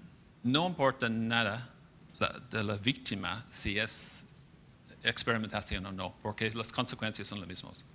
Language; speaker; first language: Spanish; non-native, fluent; English